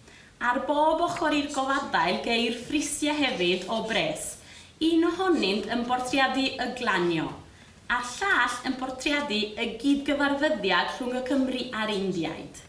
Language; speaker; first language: Welsh; non-native, fluent; Spanish